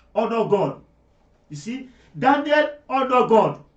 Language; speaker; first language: English; non-native, local second language; Yoruba